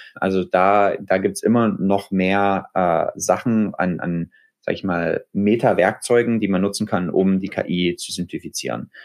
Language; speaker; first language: German; native; German